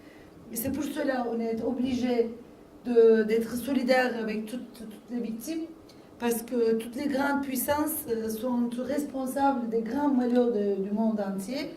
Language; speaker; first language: French; non-native, fluent; Turkish